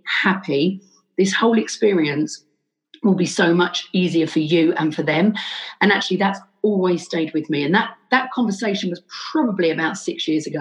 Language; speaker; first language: English; native; English